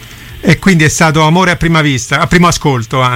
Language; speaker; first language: Italian; native; Italian